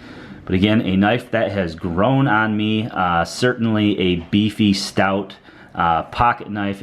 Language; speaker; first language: English; native; English